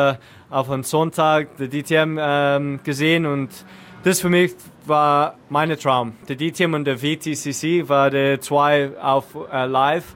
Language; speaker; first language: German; non-native, learner; English